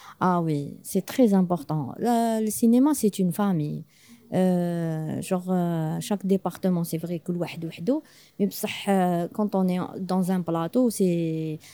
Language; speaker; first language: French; non-native, local second language; Arabic